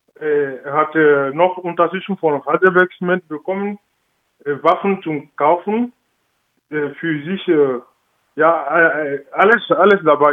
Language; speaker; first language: German; non-native, learner; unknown